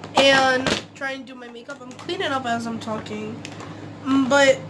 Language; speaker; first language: English; early bilingual, other home language; Spanish